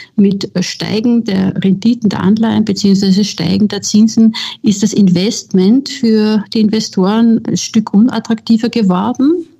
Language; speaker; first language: German; native; German